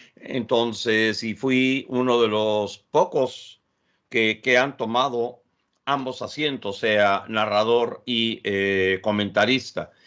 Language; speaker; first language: Spanish; early bilingual, other home language; English